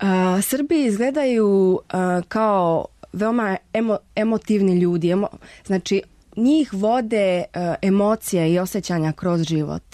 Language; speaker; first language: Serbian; non-native, fluent; Spanish